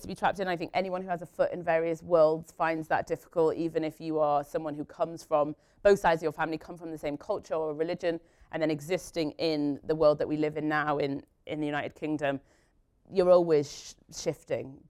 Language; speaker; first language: English; native; English